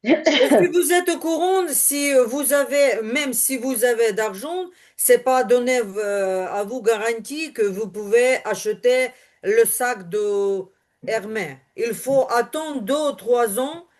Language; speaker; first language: French; non-native, learner; Ukrainian